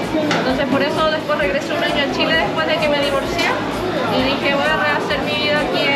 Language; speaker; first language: Spanish; native; Spanish